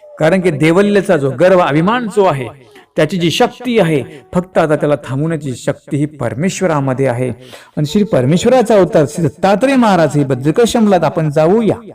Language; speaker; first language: Marathi; native; Marathi